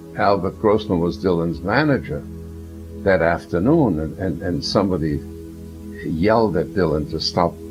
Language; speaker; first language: English; early bilingual, other home language; German